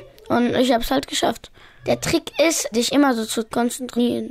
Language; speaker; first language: German; early bilingual, other home language; Pashto